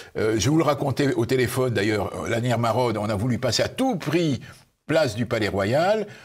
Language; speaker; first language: French; native; French